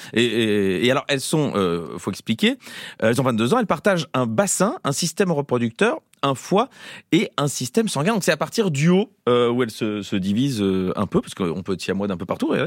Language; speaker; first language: French; native; French